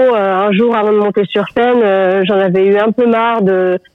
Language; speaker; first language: French; non-native, local second language; Arabic